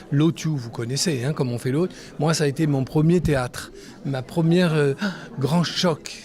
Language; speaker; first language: French; non-native, local second language; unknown